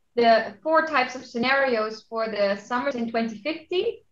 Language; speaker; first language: English; non-native, fluent; Dutch